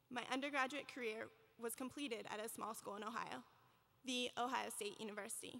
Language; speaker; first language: English; native; English